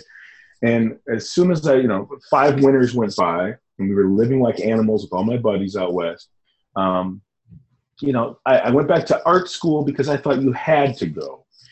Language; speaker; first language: English; native; English